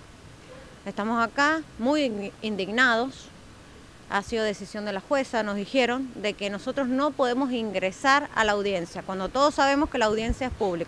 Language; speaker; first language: Spanish; native; Spanish